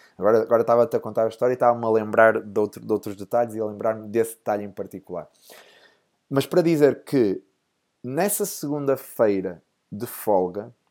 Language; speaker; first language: Portuguese; native; Portuguese